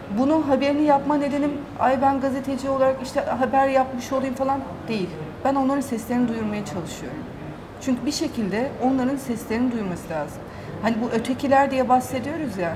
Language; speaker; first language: Turkish; early bilingual, heritage; Turkish